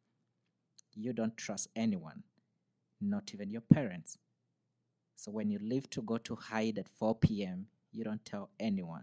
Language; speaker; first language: English; non-native, local second language; Acoli